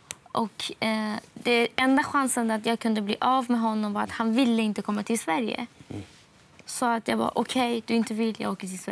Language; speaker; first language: Swedish; non-native, fluent; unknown